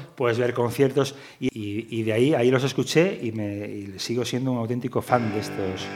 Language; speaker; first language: Spanish; native; Spanish